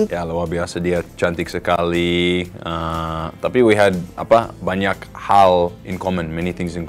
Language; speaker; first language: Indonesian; non-native, learner; English